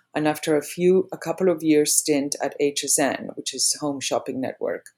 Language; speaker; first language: English; non-native, fluent; Spanish